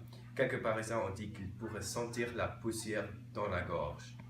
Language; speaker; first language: French; non-native, learner; English